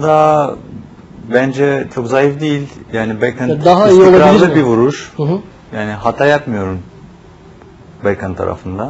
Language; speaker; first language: Turkish; non-native, fluent; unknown